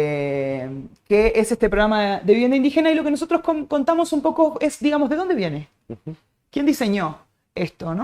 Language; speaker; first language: Spanish; native; Spanish